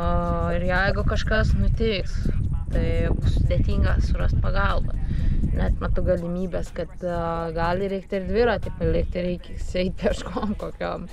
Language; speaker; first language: Lithuanian; native; Lithuanian